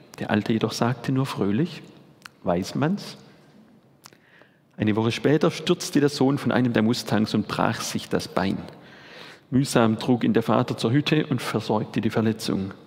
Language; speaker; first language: German; native; German